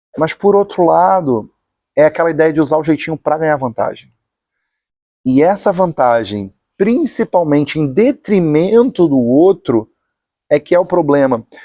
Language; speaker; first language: Portuguese; native; Portuguese